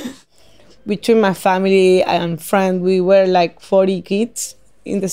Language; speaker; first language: English; non-native, fluent; Spanish